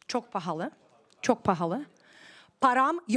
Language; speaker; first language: Turkish; non-native, fluent; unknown